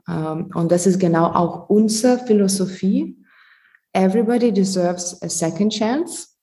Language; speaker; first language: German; non-native, fluent; Lithuanian